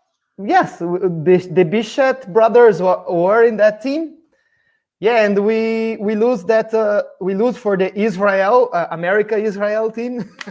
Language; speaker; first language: English; non-native, fluent; Portuguese